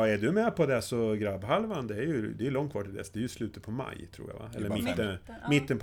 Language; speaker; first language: Swedish; native; Swedish